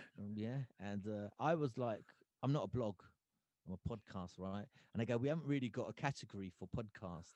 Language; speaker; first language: English; early bilingual, other home language; Punjabi